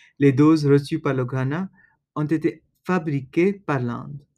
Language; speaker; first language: French; non-native, learner; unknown